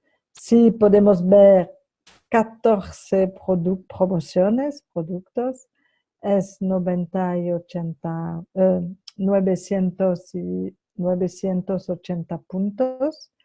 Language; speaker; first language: Spanish; non-native, fluent; French